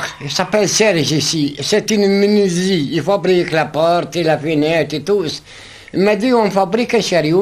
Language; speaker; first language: French; non-native, learner; Arabic